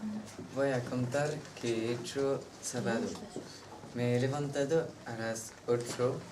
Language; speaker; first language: Spanish; non-native, learner; French